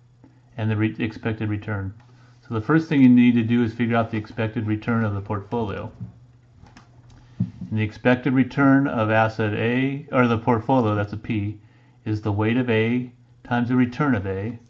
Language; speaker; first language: English; native; English